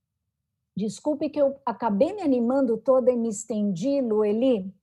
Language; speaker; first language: Portuguese; native; Portuguese